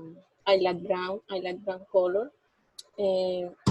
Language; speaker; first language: English; non-native, learner; Spanish